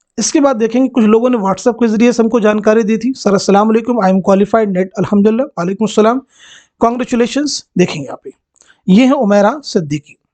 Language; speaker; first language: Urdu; native; Urdu